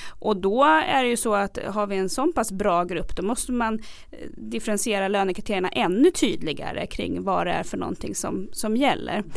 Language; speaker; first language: Swedish; native; Swedish